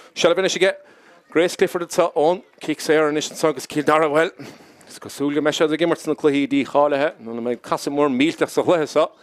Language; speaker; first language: Irish; native; Irish